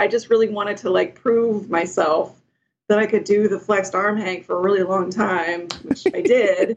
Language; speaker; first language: English; native; English